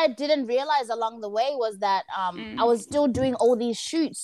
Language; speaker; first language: English; early bilingual, other home language; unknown